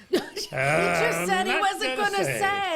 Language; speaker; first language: English; native; English